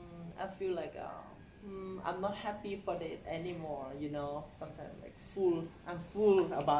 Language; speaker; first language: English; non-native, learner; Thai